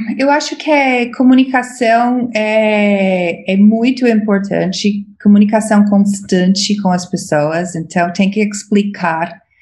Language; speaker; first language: Portuguese; non-native, fluent; English